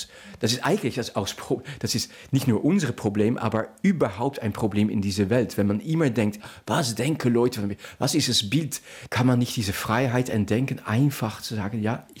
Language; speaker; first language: German; non-native, fluent; Dutch